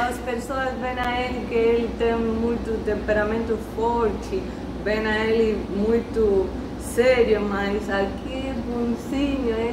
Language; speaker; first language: Portuguese; non-native, learner; Spanish